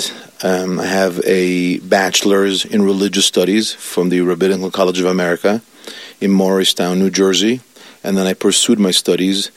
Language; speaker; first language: English; non-native, fluent; Italian